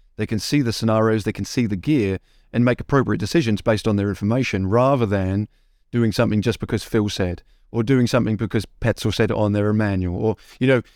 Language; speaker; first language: English; native; English